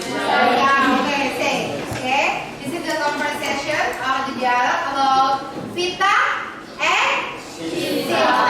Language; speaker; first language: English; non-native, learner; Indonesian